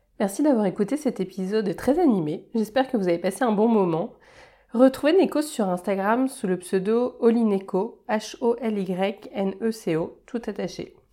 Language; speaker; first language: French; native; French